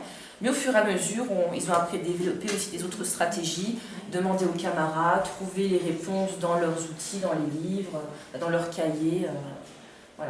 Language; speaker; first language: French; native; French